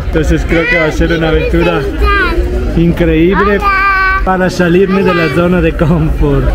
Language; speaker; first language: Spanish; non-native, fluent; Italian